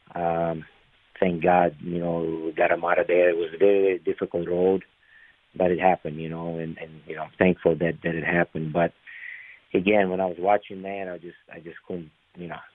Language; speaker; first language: English; non-native, fluent; Ukrainian